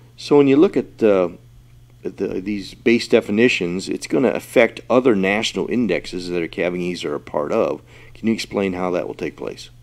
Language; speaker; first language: English; native; English